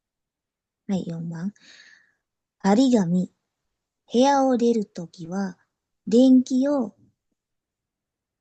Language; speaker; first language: Japanese; non-native, learner; Indonesian